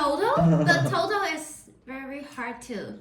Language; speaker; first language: English; non-native, learner; Korean